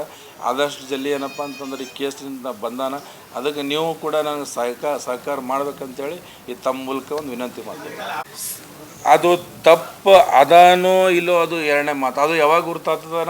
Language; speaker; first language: Kannada; native; Kannada